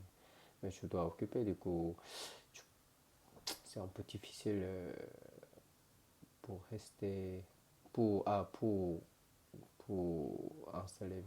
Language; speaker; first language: French; non-native, learner; Korean